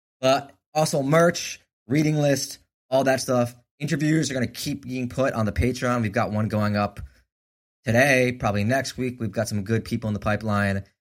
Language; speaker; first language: English; native; English